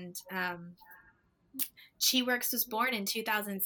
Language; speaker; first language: English; native; English